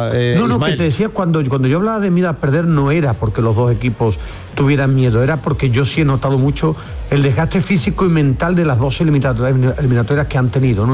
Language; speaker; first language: Spanish; native; Spanish